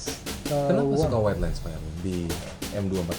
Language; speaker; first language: Indonesian; native; Indonesian